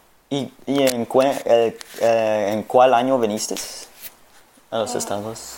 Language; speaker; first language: Spanish; early bilingual, heritage; Spanish